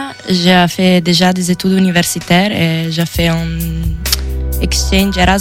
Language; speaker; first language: French; non-native, learner; Italian